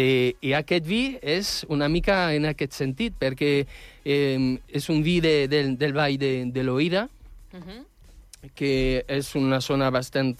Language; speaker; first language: Catalan; non-native, fluent; French